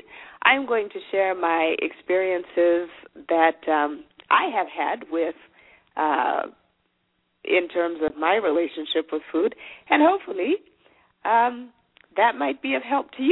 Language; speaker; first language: English; non-native, local second language; Shona